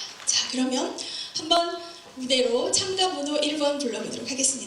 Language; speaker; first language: Korean; native; Korean